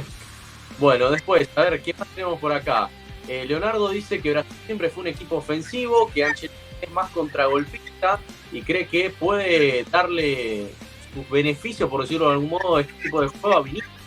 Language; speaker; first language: Spanish; native; Spanish